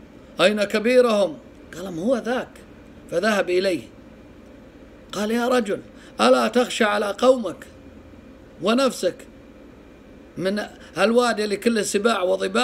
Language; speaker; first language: Arabic; native; Arabic